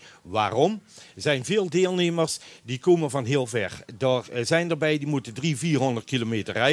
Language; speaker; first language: Dutch; native; Dutch